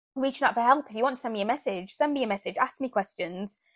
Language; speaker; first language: English; early bilingual, other home language; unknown